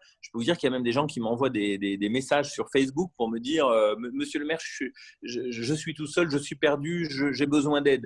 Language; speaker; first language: French; native; French